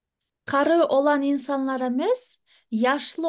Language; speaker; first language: Turkish; non-native, fluent; Kyrgyz